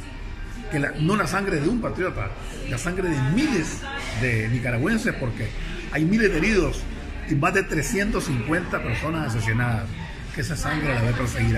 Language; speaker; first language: Spanish; native; Spanish